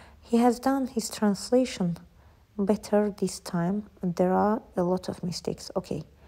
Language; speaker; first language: English; non-native, fluent; Azerbaijani